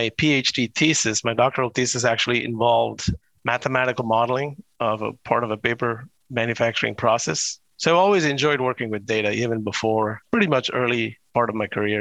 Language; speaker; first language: English; non-native, local second language; Tamil